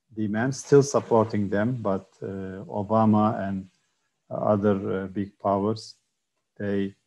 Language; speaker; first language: English; non-native, fluent; Turkish